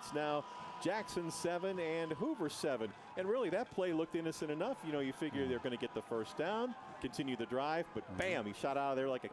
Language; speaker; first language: English; native; English